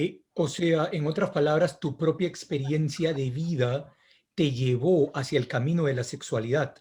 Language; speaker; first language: Spanish; native; Spanish